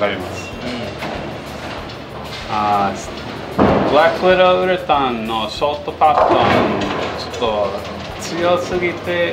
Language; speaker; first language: Japanese; non-native, fluent; English